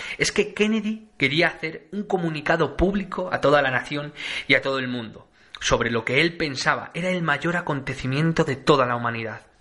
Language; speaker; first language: Spanish; native; Spanish